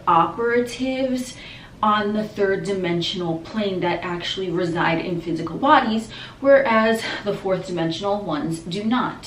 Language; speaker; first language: English; native; English